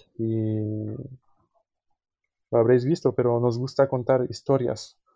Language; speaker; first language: Spanish; non-native, fluent; French